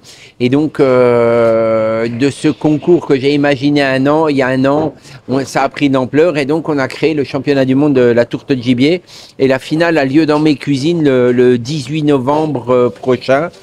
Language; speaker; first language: French; native; French